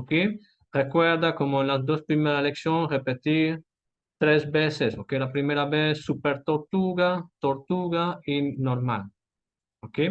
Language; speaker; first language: Spanish; non-native, fluent; French